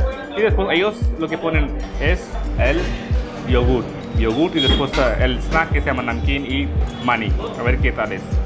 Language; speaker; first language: Spanish; non-native, fluent; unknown